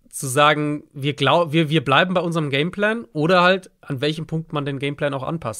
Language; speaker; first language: German; native; German